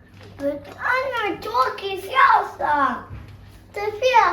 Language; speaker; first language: Lithuanian; early bilingual, heritage; Lithuanian